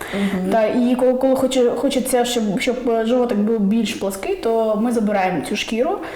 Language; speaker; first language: Ukrainian; non-native, local second language; Russian